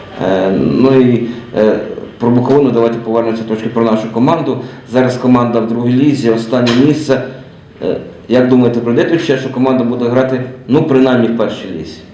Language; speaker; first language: Ukrainian; native; Ukrainian